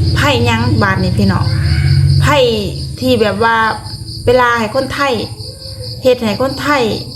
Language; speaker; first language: Thai; native; Thai